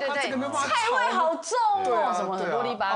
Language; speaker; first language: Chinese; native; Chinese